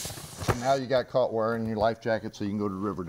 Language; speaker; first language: English; native; English